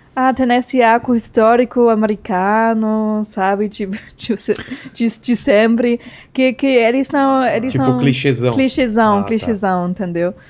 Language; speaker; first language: Portuguese; non-native, fluent; German